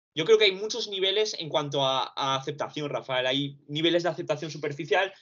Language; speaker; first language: Spanish; early bilingual, other home language; Romanian